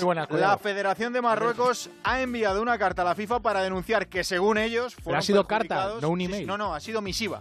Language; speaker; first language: Spanish; native; Spanish